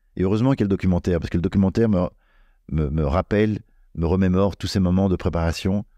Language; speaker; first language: French; native; French